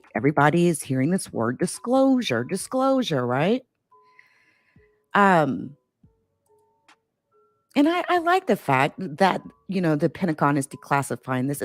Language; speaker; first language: English; native; English